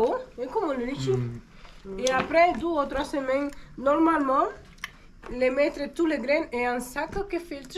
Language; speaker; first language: French; non-native, learner; Spanish